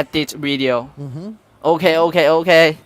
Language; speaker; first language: English; non-native, learner; Chinese